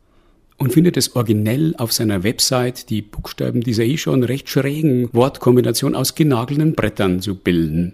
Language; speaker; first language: German; native; German